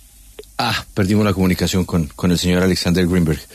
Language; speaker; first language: Spanish; native; Spanish